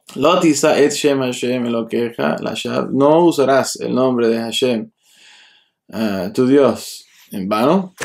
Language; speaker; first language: Spanish; early bilingual, heritage; Spanish